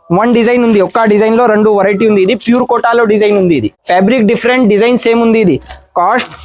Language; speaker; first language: Telugu; non-native, learner; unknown